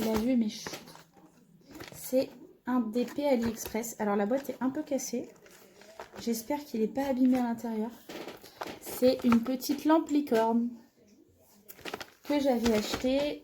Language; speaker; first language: French; native; French